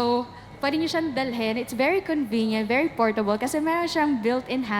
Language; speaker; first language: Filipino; native; Filipino